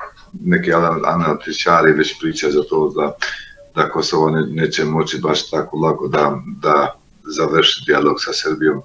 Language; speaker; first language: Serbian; non-native, local second language; Albanian